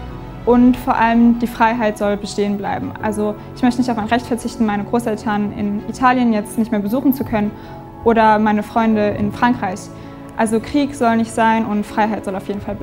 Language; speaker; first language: German; native; German